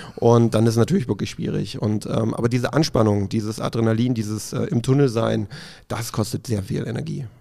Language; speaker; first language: German; native; German